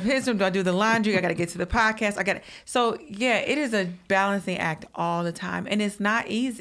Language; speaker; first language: English; native; English